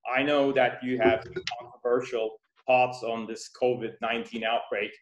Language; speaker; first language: English; non-native, fluent; Turkish